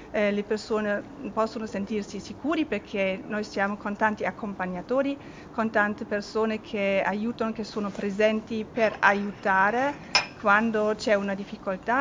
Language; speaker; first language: Italian; non-native, fluent; German